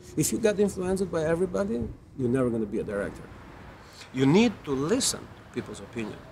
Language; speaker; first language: English; non-native, fluent; Albanian